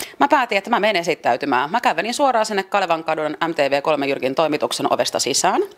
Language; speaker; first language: Finnish; early bilingual, other home language; French